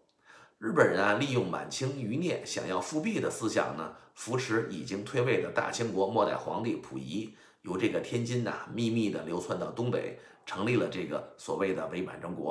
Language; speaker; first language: Chinese; native; Chinese